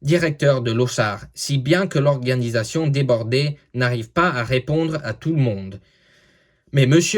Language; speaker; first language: French; non-native, learner; English